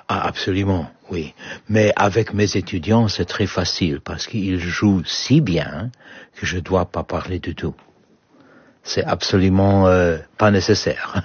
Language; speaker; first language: French; non-native, fluent; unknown